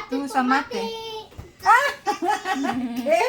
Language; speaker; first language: Spanish; non-native, learner; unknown